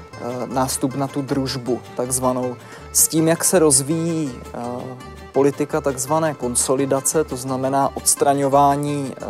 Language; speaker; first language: Czech; native; Czech